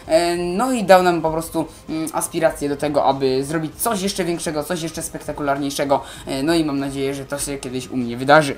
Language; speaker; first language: Polish; native; Polish